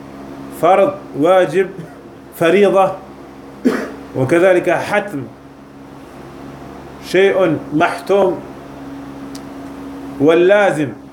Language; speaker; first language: Arabic; non-native, fluent; French